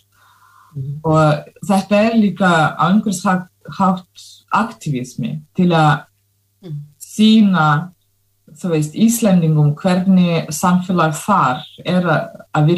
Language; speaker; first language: Icelandic; non-native, fluent; Russian